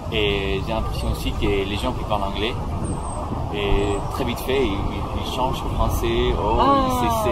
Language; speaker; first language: French; non-native, fluent; Spanish